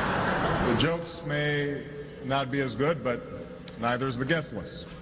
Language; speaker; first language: English; native; English